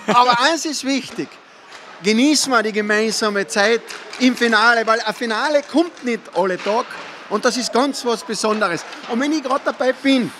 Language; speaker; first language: German; native; German